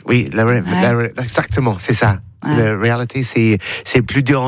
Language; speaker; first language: French; non-native, learner; English